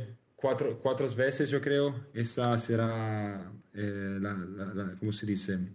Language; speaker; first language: Spanish; non-native, learner; Italian